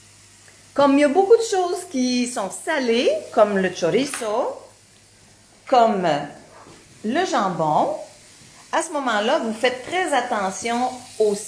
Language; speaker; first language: French; native; French